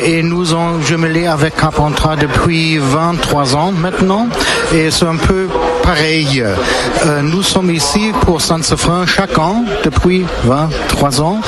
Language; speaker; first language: French; non-native, learner; German